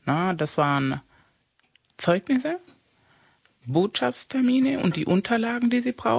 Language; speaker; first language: German; non-native, fluent; Spanish